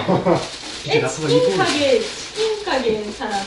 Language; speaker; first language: Korean; non-native, learner; Japanese